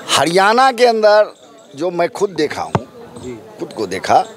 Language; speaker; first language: Hindi; native; Hindi